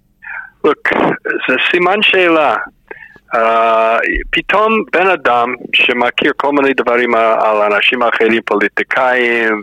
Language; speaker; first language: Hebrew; non-native, fluent; English